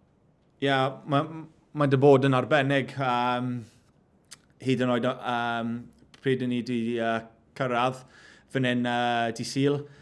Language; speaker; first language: Welsh; non-native, local second language; English